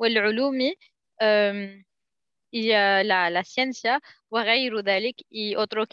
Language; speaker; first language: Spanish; non-native, learner; Arabic